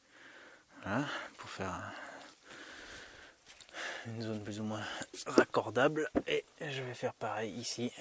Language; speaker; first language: French; native; French